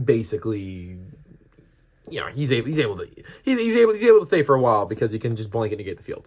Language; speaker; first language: English; native; English